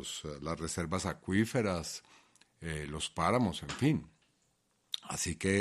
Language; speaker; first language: Spanish; native; Spanish